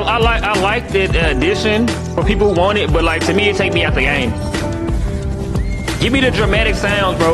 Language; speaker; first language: English; native; English